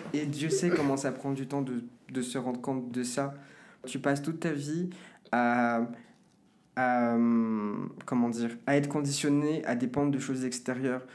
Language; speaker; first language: French; non-native, fluent; Portuguese